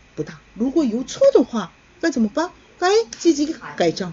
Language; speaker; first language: Chinese; non-native, fluent; Korean